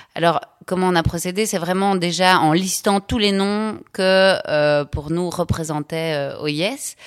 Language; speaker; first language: French; native; French